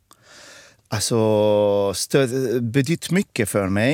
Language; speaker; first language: Swedish; non-native, fluent; Arabic